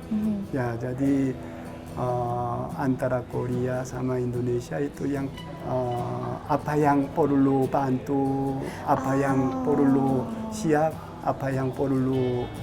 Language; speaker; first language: Indonesian; non-native, learner; Korean